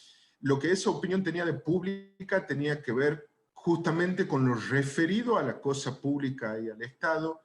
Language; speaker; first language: Spanish; native; Spanish